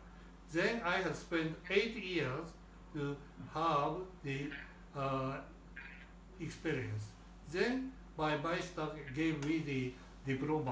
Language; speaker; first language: English; non-native, learner; Japanese